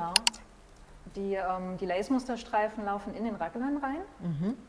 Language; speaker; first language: German; native; German